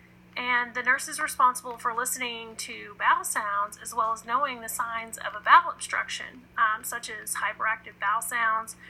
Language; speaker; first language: English; native; English